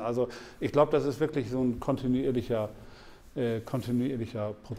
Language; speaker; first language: German; native; German